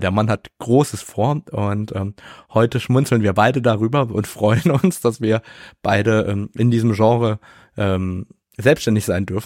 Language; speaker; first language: German; native; German